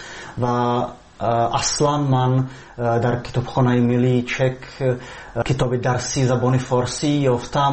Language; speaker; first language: Persian; non-native, learner; Czech